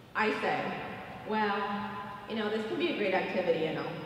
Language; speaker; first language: English; early bilingual, other home language; Spanish